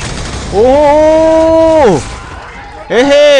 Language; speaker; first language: Korean; native; Korean